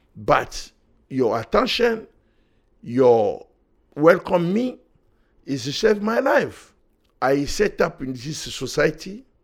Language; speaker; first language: English; non-native, learner; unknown